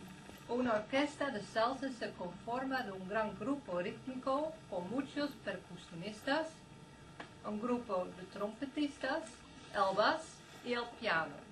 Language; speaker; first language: Spanish; non-native, learner; Dutch